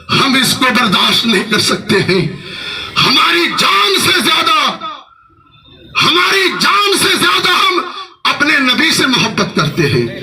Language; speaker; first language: Urdu; native; Urdu